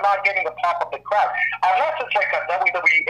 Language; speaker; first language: English; non-native, fluent; Hebrew